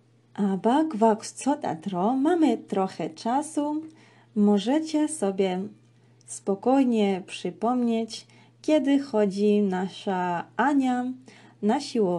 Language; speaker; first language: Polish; non-native, fluent; Georgian